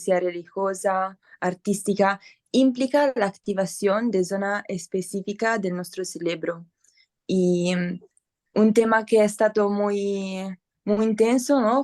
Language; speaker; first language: Spanish; non-native, learner; Italian